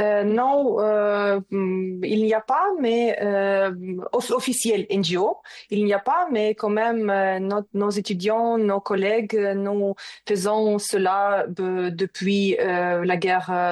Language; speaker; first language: French; non-native, learner; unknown